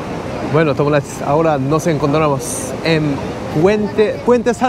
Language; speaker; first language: Spanish; non-native, learner; Japanese